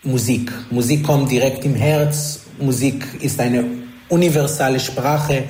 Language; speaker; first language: German; non-native, learner; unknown